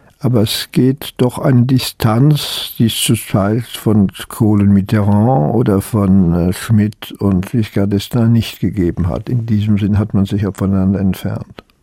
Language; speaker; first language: German; native; German